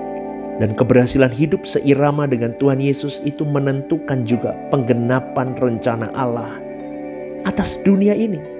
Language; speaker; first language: Indonesian; native; Indonesian